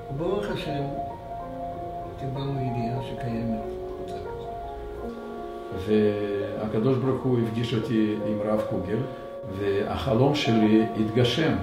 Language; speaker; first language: Hebrew; non-native, fluent; Russian